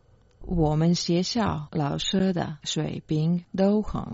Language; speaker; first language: Chinese; non-native, learner; Croatian